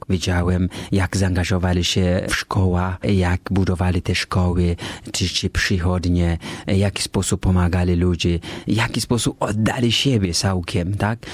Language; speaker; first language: Polish; non-native, learner; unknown